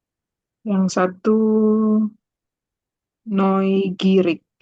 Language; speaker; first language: German; non-native, learner; Indonesian